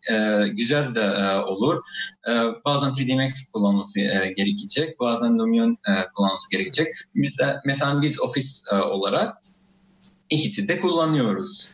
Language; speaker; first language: Turkish; non-native, fluent; Arabic